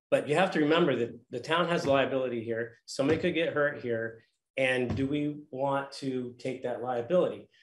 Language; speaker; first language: English; native; English